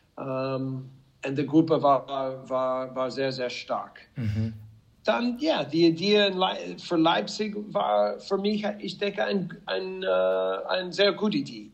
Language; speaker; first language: German; non-native, fluent; English